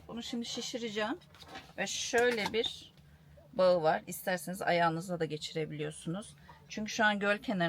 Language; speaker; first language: Turkish; native; Turkish